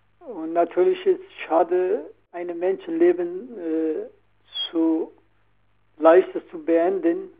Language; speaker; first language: German; non-native, learner; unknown